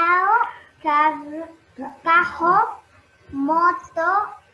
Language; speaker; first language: Portuguese; non-native, learner; Spanish